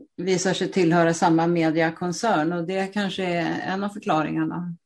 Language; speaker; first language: Swedish; native; Swedish